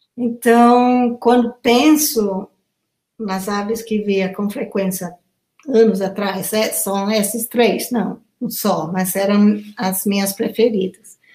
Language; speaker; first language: Portuguese; non-native, fluent; English